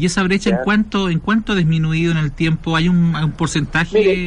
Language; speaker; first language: Spanish; native; Spanish